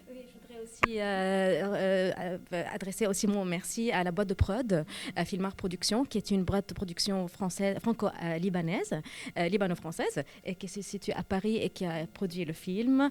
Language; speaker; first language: French; non-native, local second language; Arabic